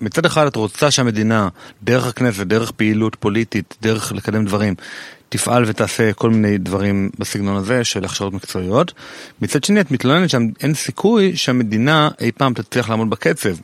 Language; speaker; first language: Hebrew; native; Hebrew